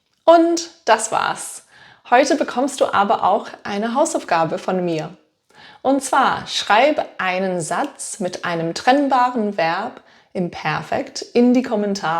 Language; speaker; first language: German; non-native, fluent; English